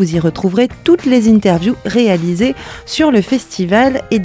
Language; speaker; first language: French; native; French